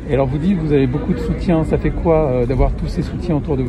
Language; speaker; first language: French; native; French